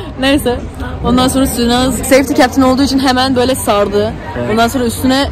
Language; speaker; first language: Turkish; early bilingual, other home language; English